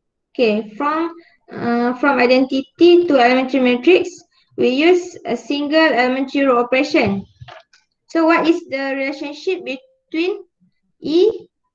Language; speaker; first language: English; non-native, local second language; Malay